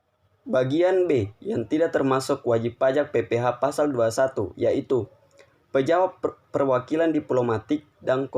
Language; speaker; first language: Indonesian; native; Indonesian